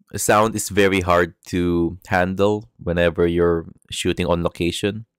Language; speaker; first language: English; non-native, local second language; Filipino